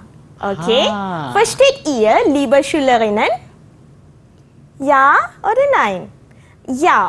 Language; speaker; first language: German; non-native, fluent; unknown